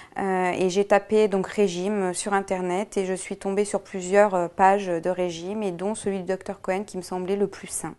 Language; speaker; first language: French; native; French